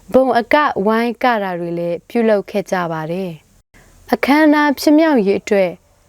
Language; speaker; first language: Burmese; non-native, local second language; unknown